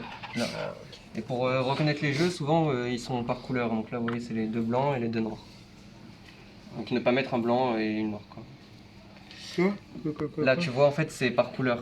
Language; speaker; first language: French; native; French